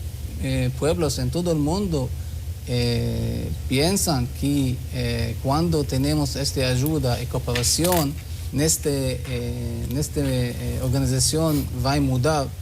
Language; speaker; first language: Spanish; non-native, learner; Hebrew